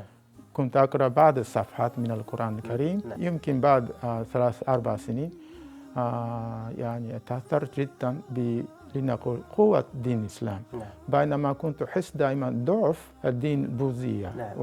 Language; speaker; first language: Arabic; non-native, fluent; Japanese